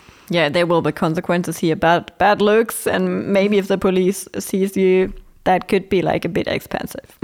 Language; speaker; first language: English; non-native, fluent; German